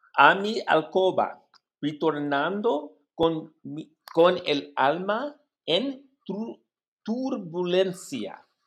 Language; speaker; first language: Spanish; non-native, learner; English